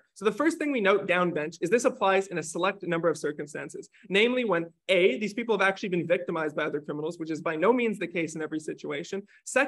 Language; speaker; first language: English; native; English